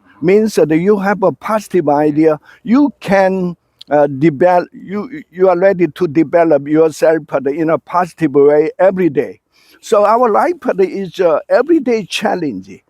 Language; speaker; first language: English; non-native, fluent; Korean